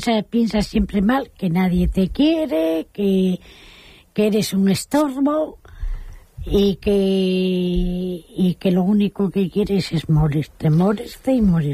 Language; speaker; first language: Spanish; native; Spanish